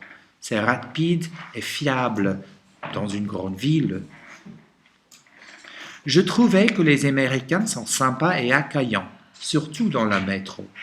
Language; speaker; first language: French; non-native, learner; English